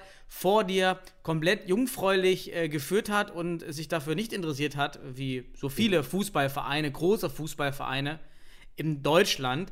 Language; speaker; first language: German; native; German